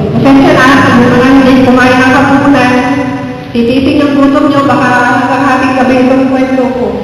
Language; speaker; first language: Filipino; non-native, local second language; Cebuano